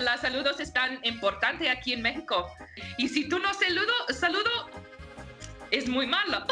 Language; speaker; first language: Spanish; non-native, learner; English